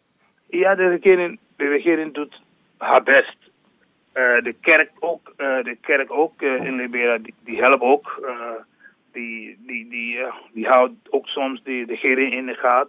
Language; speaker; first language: Dutch; non-native, learner; English